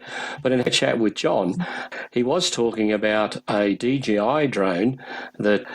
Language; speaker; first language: English; native; English